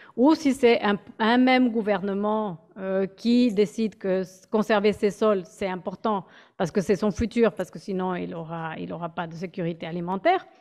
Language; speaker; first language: French; non-native, fluent; Spanish